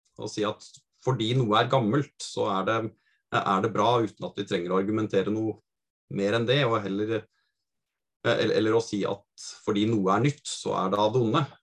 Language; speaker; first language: Norwegian; native; Norwegian